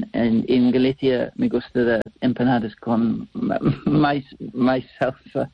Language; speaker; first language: Spanish; non-native, learner; English